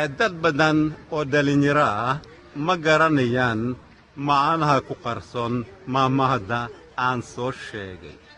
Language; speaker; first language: Somali; non-native, fluent; Russian